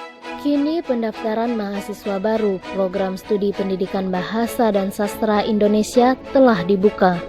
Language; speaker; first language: Indonesian; native; Indonesian